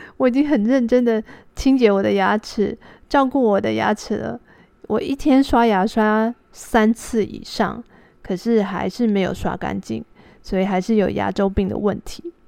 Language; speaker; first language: Chinese; native; Chinese